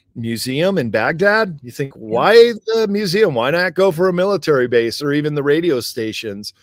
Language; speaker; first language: English; native; English